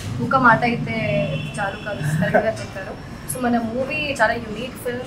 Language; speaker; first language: Telugu; non-native, learner; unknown